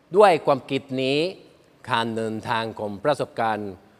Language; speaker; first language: Thai; non-native, learner; Spanish